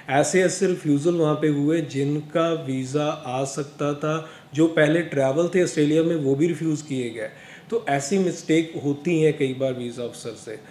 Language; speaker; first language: Hindi; non-native, local second language; Punjabi